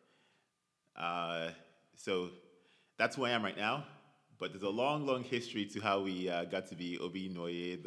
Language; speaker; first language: English; non-native, local second language; Igbo